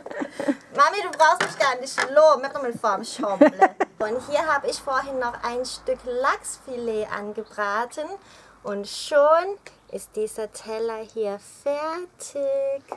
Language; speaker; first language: German; early bilingual, other home language; Thai